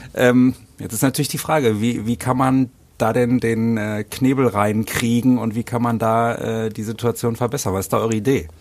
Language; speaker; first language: German; native; German